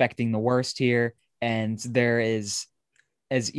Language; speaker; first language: English; native; English